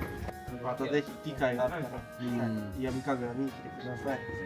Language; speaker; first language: Japanese; non-native, fluent; French